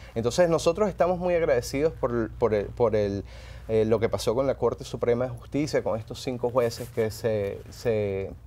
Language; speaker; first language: Spanish; native; Spanish